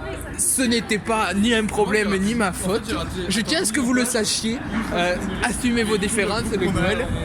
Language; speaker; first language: French; native; French